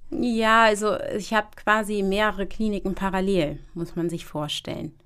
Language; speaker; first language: German; native; German